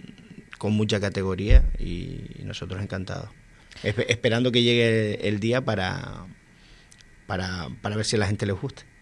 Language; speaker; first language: Spanish; native; Spanish